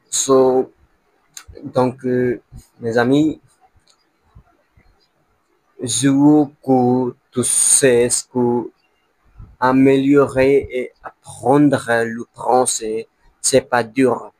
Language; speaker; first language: French; non-native, learner; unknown